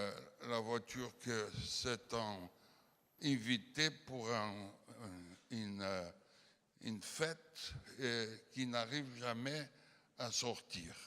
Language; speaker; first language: French; non-native, fluent; Portuguese